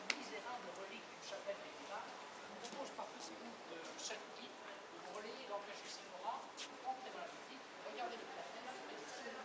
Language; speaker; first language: French; native; French